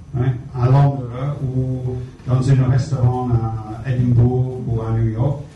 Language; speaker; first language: French; non-native, fluent; English